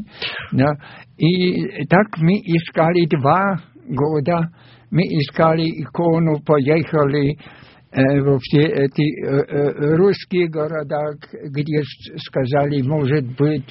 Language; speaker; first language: Russian; non-native, fluent; German